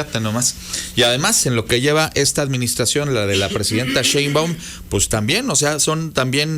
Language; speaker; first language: Spanish; native; Spanish